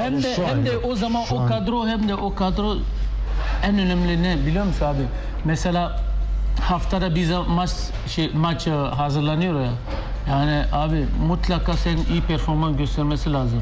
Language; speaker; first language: Turkish; non-native, learner; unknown